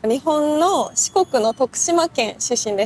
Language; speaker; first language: Japanese; native; Japanese